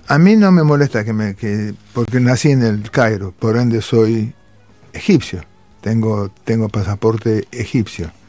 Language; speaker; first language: Spanish; early bilingual, other home language; Armenian